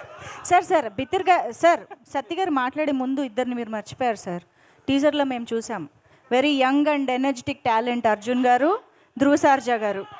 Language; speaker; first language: Telugu; native; Telugu